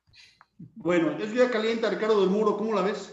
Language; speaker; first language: Spanish; native; Spanish